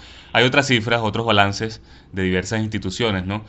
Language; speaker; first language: Spanish; native; Spanish